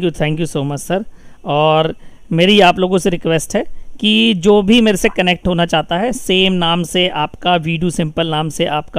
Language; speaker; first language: Hindi; native; Hindi